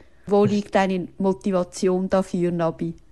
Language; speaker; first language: German; native; German